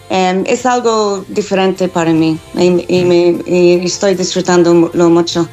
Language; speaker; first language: Spanish; non-native, fluent; English